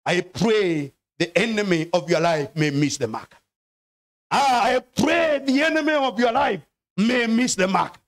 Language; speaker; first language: English; non-native, local second language; Swahili